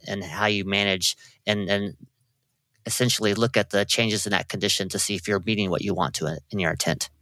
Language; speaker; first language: English; native; English